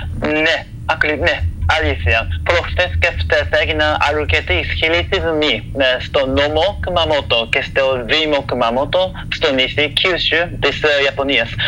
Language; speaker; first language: Greek; non-native, fluent; Japanese